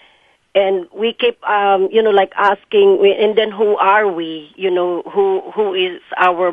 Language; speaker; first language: English; non-native, local second language; Cebuano